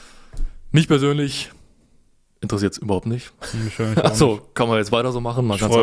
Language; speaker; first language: German; native; German